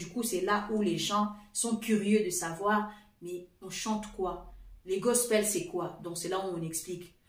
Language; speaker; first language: French; non-native, fluent; Portuguese